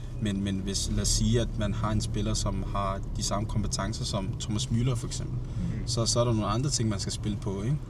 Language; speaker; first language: Danish; early bilingual, other home language; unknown